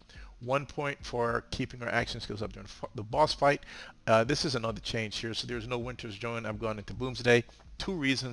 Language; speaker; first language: English; native; English